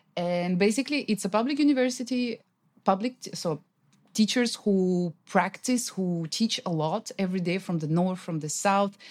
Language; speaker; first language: English; non-native, fluent; Russian